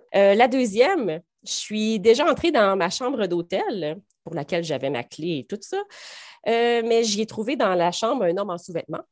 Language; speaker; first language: French; native; French